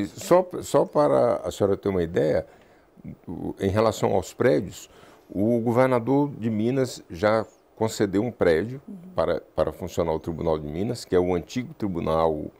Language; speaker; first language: Portuguese; native; Portuguese